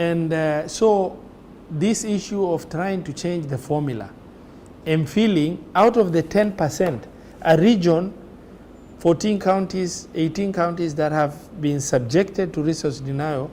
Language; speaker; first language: English; non-native, local second language; Somali